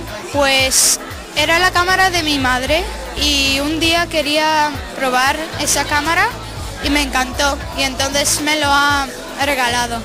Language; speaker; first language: Spanish; early bilingual, other home language; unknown